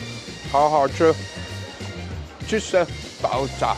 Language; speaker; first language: Chinese; non-native, fluent; German